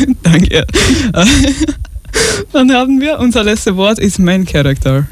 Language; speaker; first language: German; early bilingual, other home language; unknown